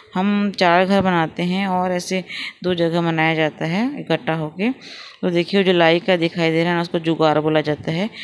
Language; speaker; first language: Hindi; non-native, local second language; Odia